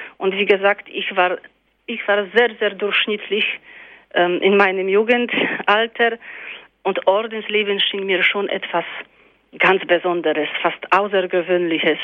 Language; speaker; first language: German; non-native, fluent; Polish